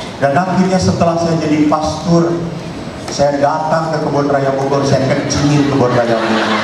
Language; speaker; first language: Indonesian; non-native, local second language; Javanese